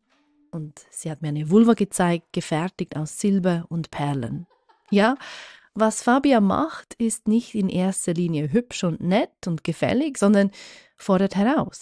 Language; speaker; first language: German; native; German